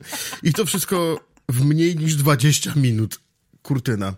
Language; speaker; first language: Polish; native; Polish